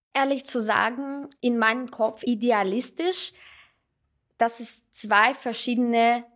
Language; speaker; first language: German; non-native, fluent; Russian